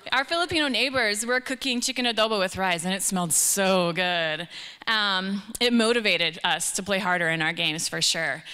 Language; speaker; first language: English; native; English